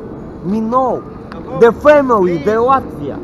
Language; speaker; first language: English; non-native, learner; Russian